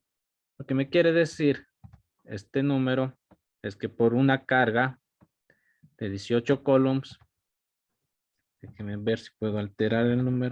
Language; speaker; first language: Spanish; native; Spanish